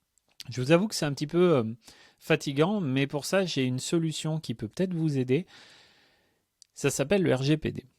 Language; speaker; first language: French; native; French